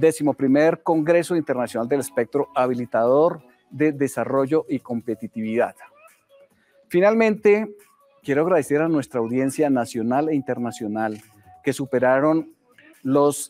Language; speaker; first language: Spanish; native; Spanish